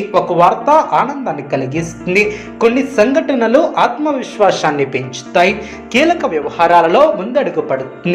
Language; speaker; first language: Telugu; native; Telugu